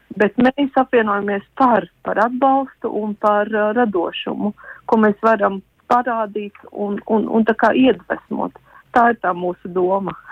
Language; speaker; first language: Latvian; native; Latvian